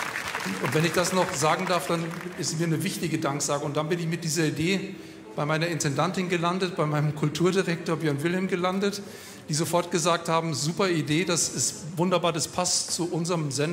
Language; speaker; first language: German; native; German